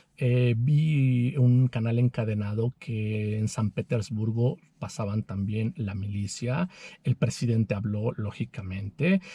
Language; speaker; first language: Spanish; native; Spanish